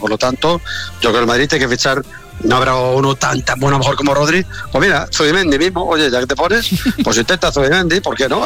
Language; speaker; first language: Spanish; native; Spanish